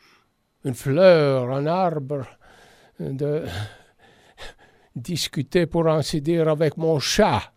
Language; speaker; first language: French; non-native, fluent; Estonian